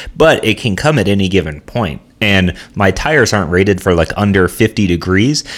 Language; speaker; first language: English; native; English